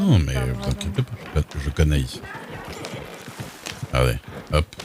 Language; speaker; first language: French; native; French